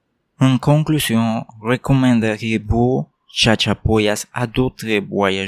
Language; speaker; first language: French; non-native, learner; Spanish